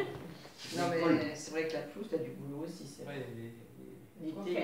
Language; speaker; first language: French; native; French